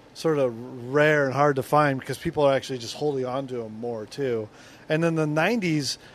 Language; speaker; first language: English; native; English